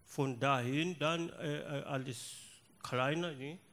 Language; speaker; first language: German; non-native, learner; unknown